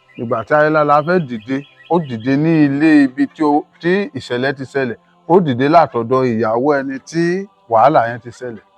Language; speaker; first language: Yoruba; native; Yoruba